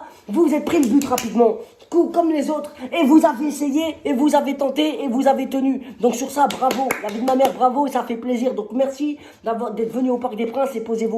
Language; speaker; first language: French; native; French